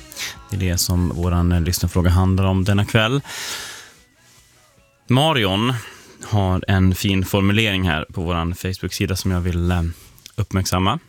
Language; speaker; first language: Swedish; native; Swedish